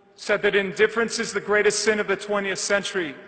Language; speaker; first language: English; native; English